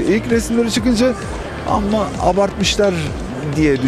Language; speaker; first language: Turkish; native; Turkish